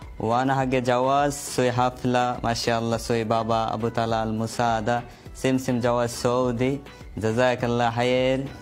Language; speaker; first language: Arabic; non-native, learner; Bangla